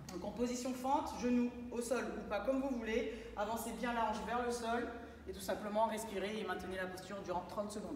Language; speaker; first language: French; native; French